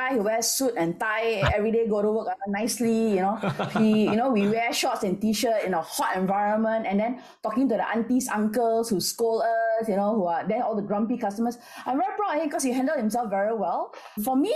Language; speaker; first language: English; non-native, local second language; Min Nan Chinese